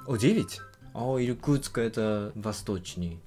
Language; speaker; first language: Russian; non-native, fluent; Japanese